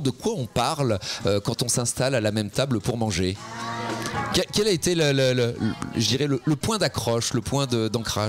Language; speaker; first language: French; native; French